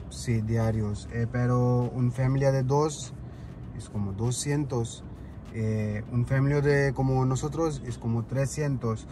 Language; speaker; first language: Spanish; non-native, learner; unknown